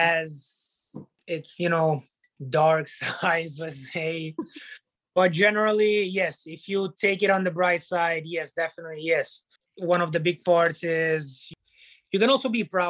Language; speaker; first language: English; non-native, fluent; Italian